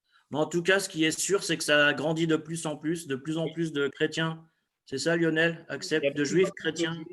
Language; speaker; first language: French; native; French